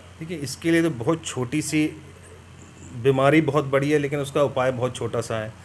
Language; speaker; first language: Hindi; non-native, local second language; Dogri